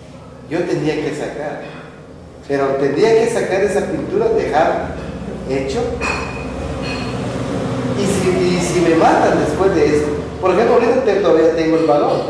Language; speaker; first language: Spanish; non-native, local second language; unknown